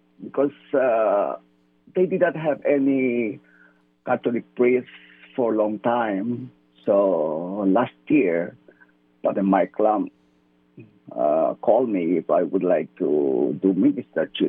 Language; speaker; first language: English; non-native, local second language; Filipino